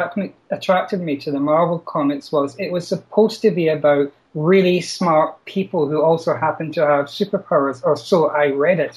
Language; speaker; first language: English; native; English